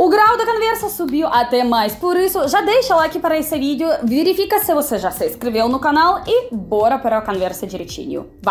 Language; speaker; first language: Portuguese; non-native, fluent; Russian